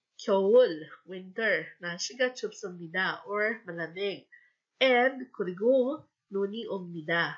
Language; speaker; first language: Korean; non-native, fluent; Filipino